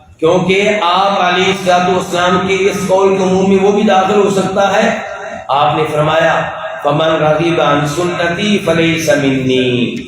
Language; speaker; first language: Urdu; non-native, local second language; Punjabi